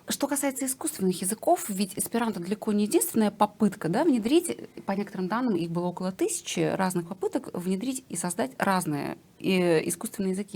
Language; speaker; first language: Russian; native; Russian